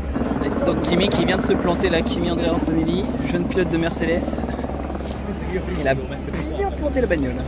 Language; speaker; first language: French; native; French